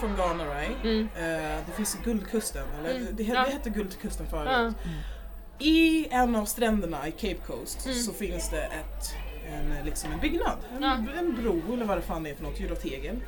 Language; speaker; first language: Swedish; non-native, fluent; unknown